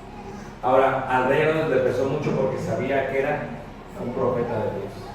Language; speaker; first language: Spanish; early bilingual, heritage; Spanish